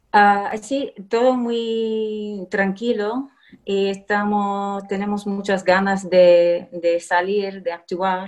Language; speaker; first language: Spanish; non-native, fluent; English